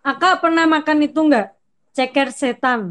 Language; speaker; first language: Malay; non-native, local second language; Javanese